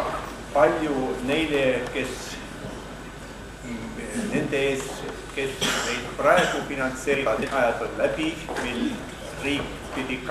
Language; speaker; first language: Estonian; native; Estonian